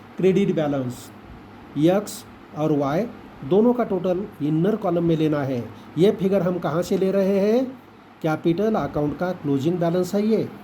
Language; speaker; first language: Hindi; non-native, local second language; Marathi